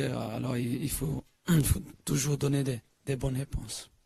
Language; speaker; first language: French; non-native, fluent; Portuguese